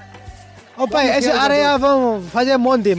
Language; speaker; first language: Portuguese; non-native, learner; Vietnamese